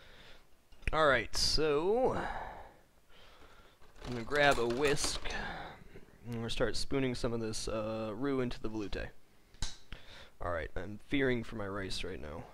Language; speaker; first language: English; native; English